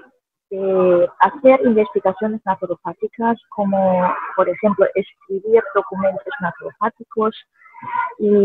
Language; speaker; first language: Spanish; non-native, fluent; German